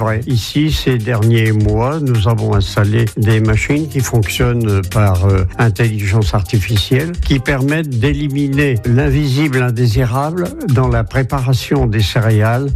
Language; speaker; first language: French; native; French